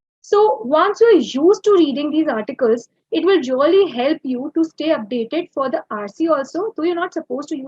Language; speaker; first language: English; non-native, local second language; Hindi